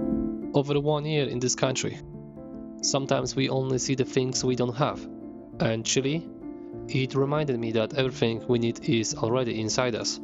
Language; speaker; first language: English; non-native, fluent; Polish